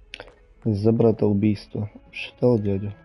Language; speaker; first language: Russian; native; Russian